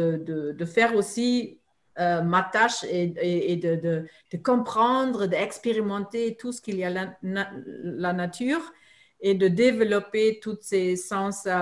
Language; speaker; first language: French; non-native, fluent; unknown